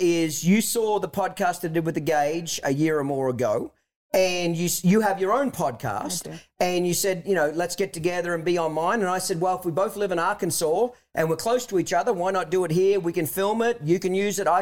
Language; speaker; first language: English; native; English